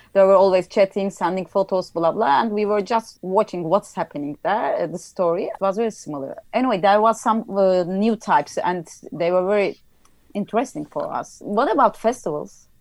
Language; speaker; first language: English; non-native, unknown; Turkish